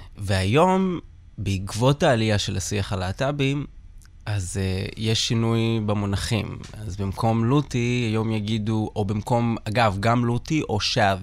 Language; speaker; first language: Hebrew; non-native, local second language; Arabic